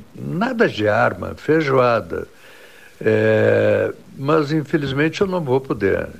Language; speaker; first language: Portuguese; native; Portuguese